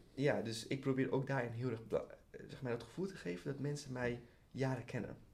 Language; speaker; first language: Dutch; early bilingual, other home language; Persian